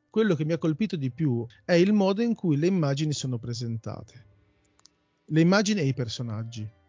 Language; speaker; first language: Italian; native; Italian